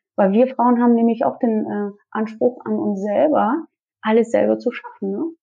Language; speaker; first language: German; early bilingual, other home language; Russian